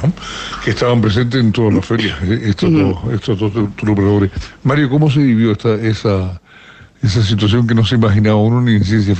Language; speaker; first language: Spanish; native; Spanish